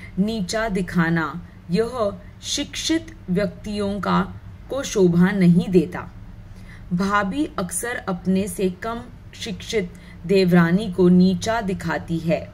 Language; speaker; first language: Hindi; non-native, local second language; Marathi